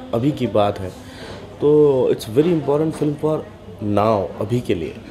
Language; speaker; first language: Hindi; native; Hindi